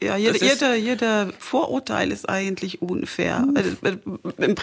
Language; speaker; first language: German; non-native, fluent; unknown